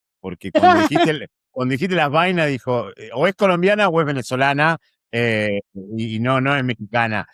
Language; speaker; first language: Spanish; native; Spanish